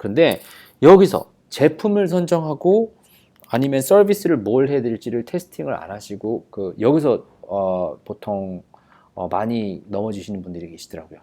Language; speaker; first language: Korean; early bilingual, heritage; Korean